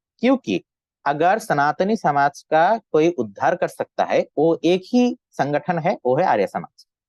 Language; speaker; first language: Hindi; non-native, fluent; Bangla